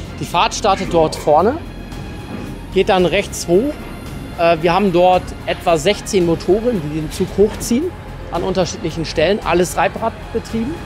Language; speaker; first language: German; native; German